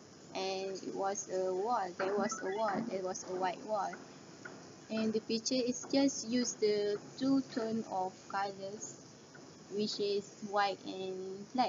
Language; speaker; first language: English; non-native, learner; Malay